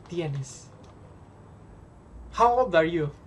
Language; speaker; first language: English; non-native, fluent; Spanish